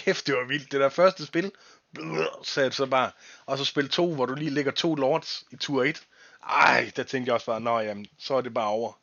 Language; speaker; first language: Danish; native; Danish